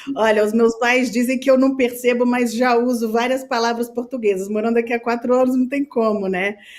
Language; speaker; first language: Portuguese; native; Portuguese